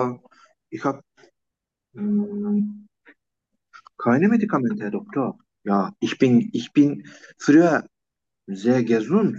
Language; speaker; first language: German; non-native, learner; Turkish